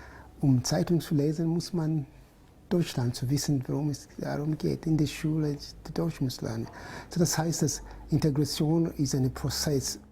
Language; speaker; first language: German; non-native, fluent; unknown